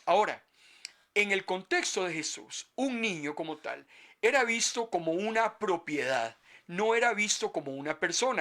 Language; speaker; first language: Spanish; native; Spanish